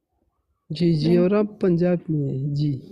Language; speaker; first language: Hindi; non-native, local second language; Pashto